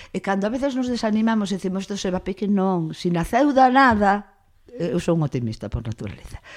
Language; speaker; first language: Galician; non-native, local second language; Spanish